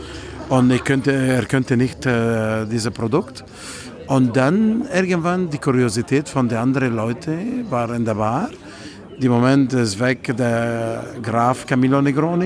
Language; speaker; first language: German; non-native, fluent; Italian